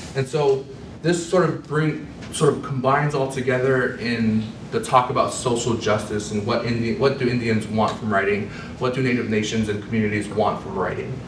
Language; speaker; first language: English; native; English